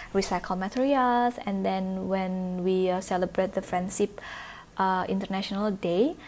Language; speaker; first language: English; non-native, learner; Indonesian